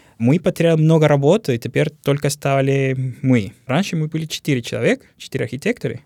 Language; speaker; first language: Russian; non-native, learner; Spanish